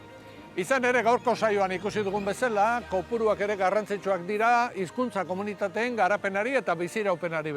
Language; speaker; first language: Basque; native; Basque